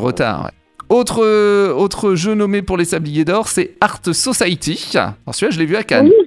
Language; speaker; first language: French; native; French